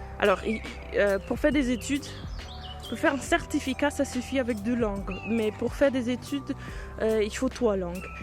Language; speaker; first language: French; non-native, fluent; English